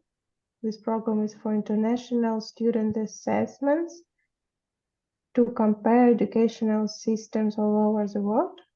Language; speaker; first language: English; non-native, fluent; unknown